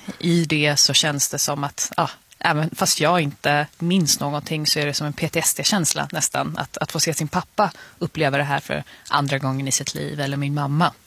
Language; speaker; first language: Swedish; early bilingual, other home language; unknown